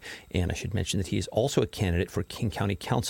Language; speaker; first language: English; native; English